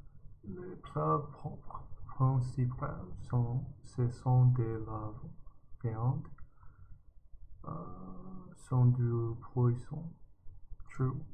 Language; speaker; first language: French; non-native, learner; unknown